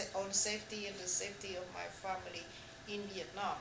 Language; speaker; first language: English; non-native, fluent; Vietnamese